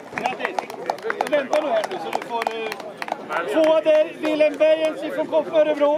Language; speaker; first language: Swedish; native; Swedish